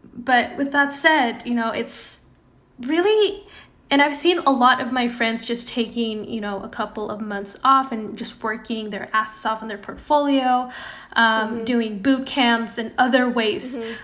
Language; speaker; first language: English; non-native, fluent; Indonesian